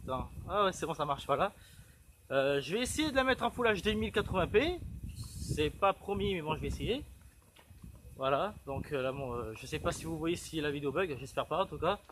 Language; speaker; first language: French; native; French